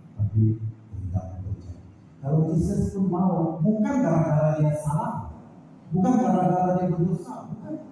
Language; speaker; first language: Indonesian; native; Indonesian